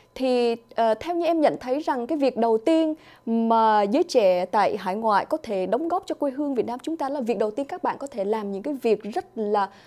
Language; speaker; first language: Vietnamese; early bilingual, other home language; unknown